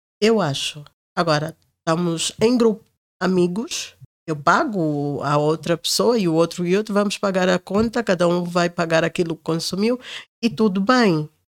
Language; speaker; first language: Portuguese; native; Portuguese